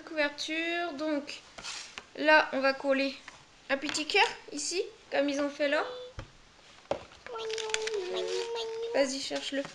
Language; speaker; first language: French; native; French